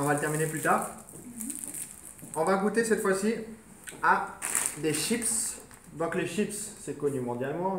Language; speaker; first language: French; native; French